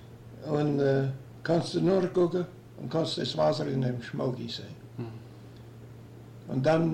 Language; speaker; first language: German; early bilingual, heritage; German